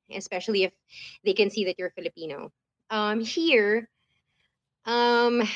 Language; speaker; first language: English; non-native, local second language; Filipino